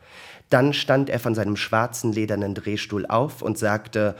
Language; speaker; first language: German; native; German